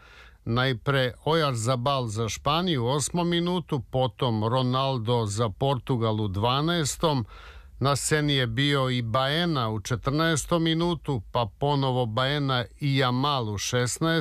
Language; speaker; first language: Serbian; native; Serbian